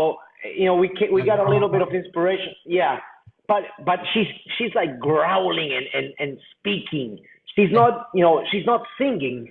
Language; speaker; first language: English; non-native, fluent; Spanish